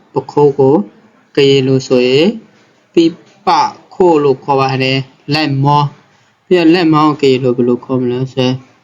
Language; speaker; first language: Burmese; non-native, local second language; S'gaw Karen